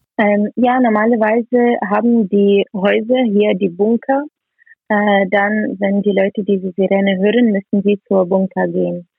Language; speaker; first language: German; non-native, learner; Ukrainian